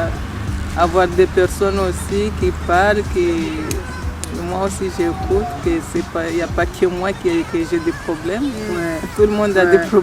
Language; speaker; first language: French; non-native, learner; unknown